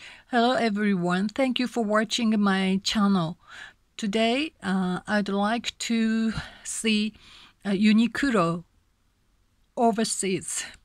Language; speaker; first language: English; non-native, learner; Japanese